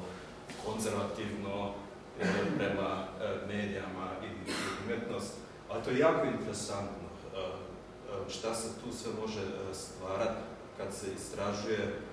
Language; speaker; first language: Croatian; early bilingual, heritage; German